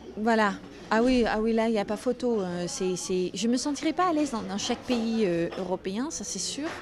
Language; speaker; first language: French; non-native, fluent; Dutch